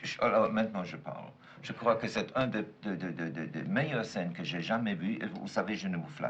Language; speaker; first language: French; non-native, fluent; German